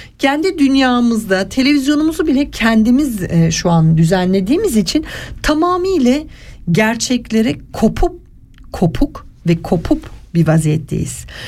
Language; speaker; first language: Turkish; early bilingual, heritage; Turkish